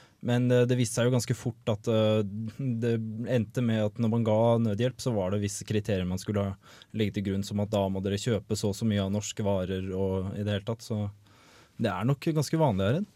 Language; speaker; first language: Norwegian; native; Norwegian